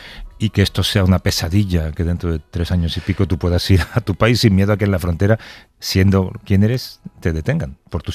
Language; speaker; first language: Spanish; native; Spanish